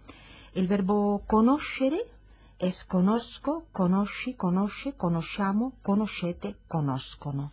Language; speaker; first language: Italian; non-native, fluent; Spanish